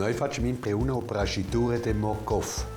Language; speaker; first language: Romanian; non-native, learner; Swiss German